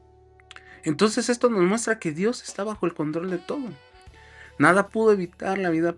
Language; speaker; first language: Spanish; native; Spanish